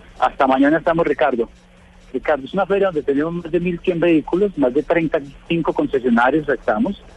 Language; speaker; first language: Spanish; native; Spanish